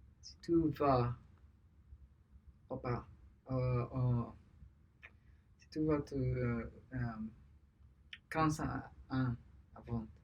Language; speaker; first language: French; non-native, learner; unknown